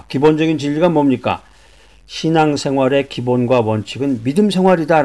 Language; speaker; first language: Korean; native; Korean